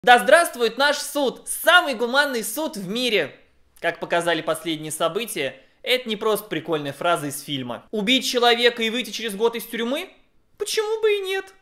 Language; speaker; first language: Russian; native; Russian